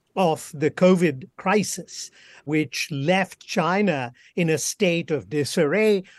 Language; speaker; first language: English; non-native, local second language; Bangla